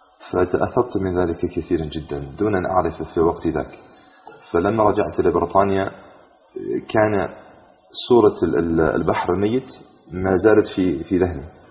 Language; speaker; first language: Arabic; non-native, fluent; English